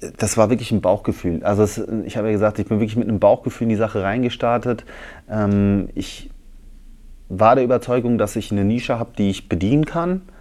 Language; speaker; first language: German; early bilingual, other home language; Italian